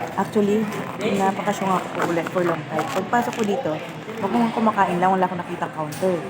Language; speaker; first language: Filipino; native; Filipino